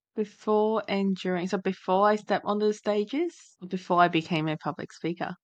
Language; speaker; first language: English; non-native, fluent; Chinese